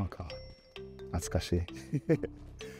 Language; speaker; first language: Japanese; early bilingual, heritage; Japanese